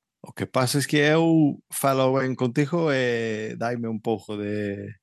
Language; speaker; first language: Galician; early bilingual, heritage; Galician